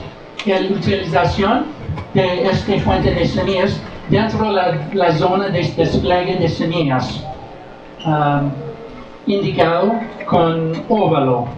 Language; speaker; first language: Spanish; non-native, learner; English